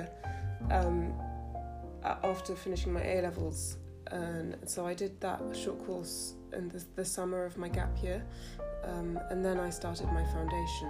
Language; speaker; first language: English; native; English